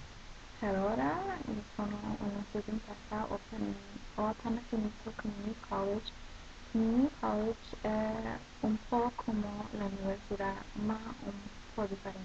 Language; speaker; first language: Italian; non-native, learner; English